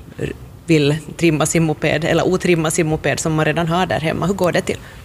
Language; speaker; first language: Swedish; native; Swedish